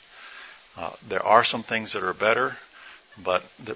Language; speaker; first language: English; native; English